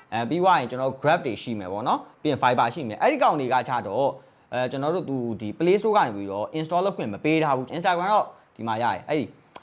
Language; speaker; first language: Burmese; native; Burmese